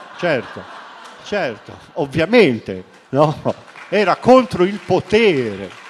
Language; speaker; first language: Italian; native; Italian